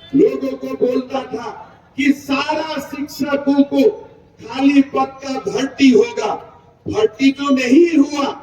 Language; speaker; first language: Hindi; non-native, local second language; Assamese